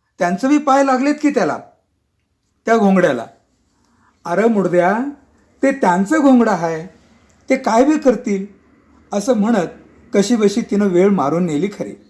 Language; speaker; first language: Marathi; non-native, local second language; Kannada